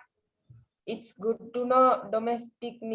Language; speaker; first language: English; non-native, learner; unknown